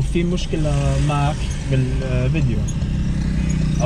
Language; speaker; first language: Arabic; non-native, learner; English